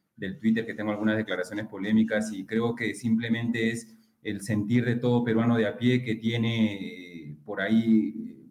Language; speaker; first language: Spanish; native; Spanish